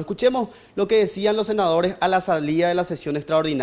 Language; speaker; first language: Spanish; native; Spanish